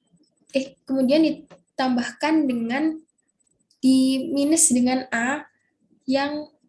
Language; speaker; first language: Indonesian; native; Indonesian